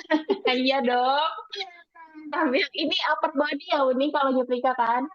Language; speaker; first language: Indonesian; native; Indonesian